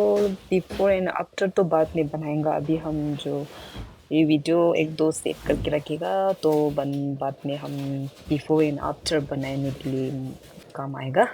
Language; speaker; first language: Hindi; non-native, local second language; Tibetan